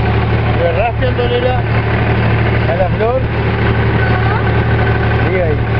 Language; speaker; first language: Spanish; native; Spanish